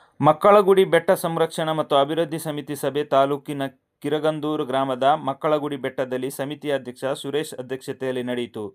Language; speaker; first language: Kannada; non-native, local second language; Kodava